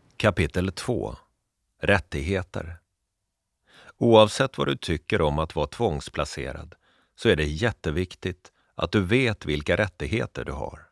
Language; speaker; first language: Swedish; native; Swedish